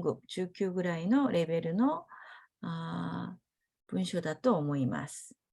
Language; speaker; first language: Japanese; non-native, fluent; Korean